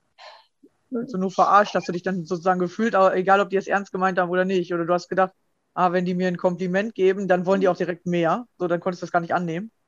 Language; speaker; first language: German; native; German